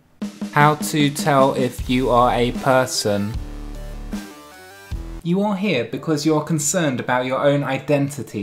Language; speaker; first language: English; native; English